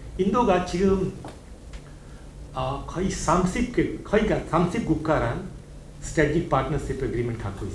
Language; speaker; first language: Korean; non-native, learner; Hindi